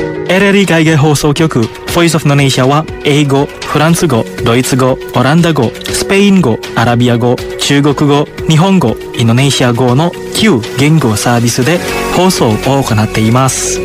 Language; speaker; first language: Japanese; non-native, fluent; Indonesian